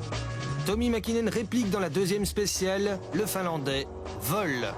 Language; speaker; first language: French; native; French